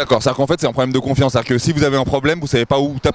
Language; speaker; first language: French; native; French